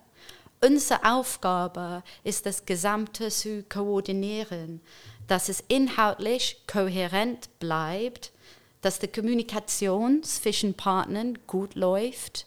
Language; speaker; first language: German; non-native, fluent; English